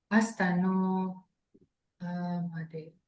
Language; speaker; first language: Japanese; non-native, learner; Indonesian